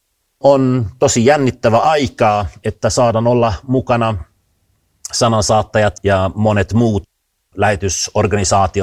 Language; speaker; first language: Finnish; early bilingual, heritage; Finnish